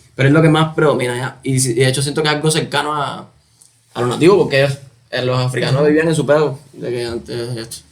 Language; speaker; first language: Spanish; native; Spanish